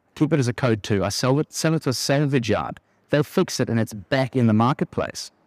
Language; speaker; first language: English; native; English